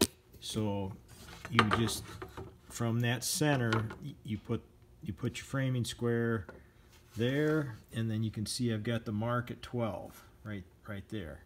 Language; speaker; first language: English; native; English